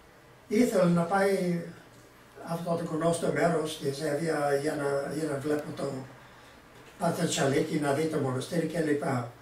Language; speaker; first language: Greek; early bilingual, heritage; Greek